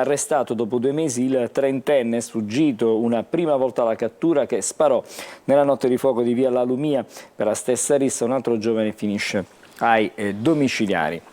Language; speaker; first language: Italian; native; Italian